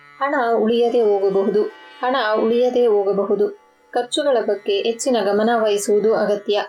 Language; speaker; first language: Kannada; native; Kannada